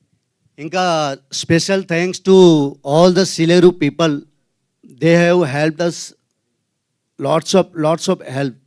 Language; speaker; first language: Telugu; non-native, learner; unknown